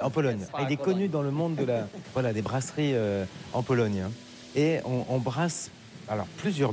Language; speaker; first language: French; native; French